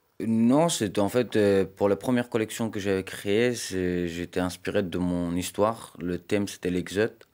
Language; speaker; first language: French; non-native, fluent; Persian